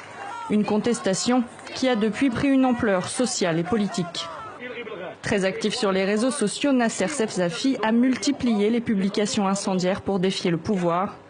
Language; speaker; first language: French; native; French